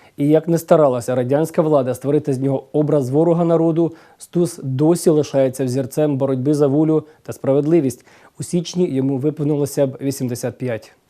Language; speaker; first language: Ukrainian; native; Ukrainian